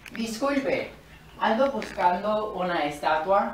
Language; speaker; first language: Spanish; non-native, learner; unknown